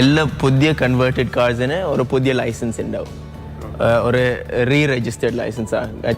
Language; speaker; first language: Malayalam; early bilingual, heritage; Malayalam